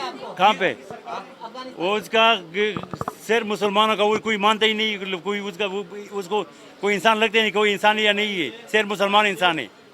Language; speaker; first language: Hindi; non-native, learner; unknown